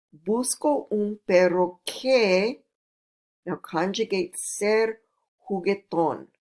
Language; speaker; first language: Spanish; non-native, fluent; English